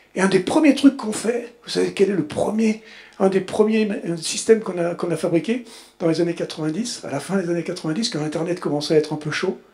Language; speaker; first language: French; native; French